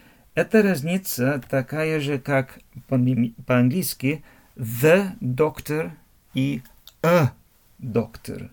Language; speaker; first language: Russian; non-native, fluent; German